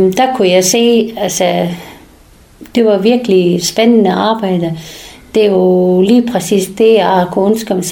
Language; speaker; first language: Danish; non-native, fluent; Persian